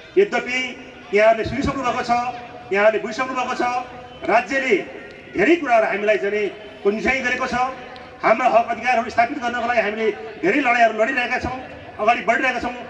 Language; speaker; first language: Nepali; non-native, local second language; Sherpa